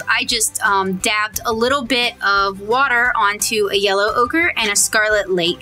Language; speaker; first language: English; native; English